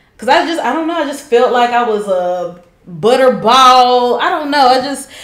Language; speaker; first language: English; native; English